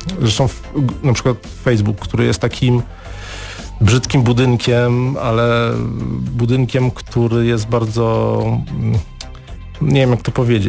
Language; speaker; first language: Polish; native; Polish